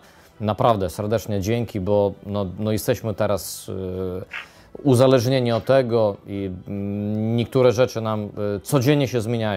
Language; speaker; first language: Polish; non-native, fluent; Ukrainian